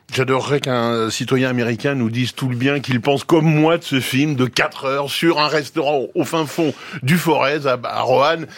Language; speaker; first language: French; native; French